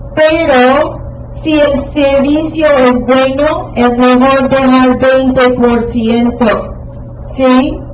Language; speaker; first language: Spanish; non-native, fluent; English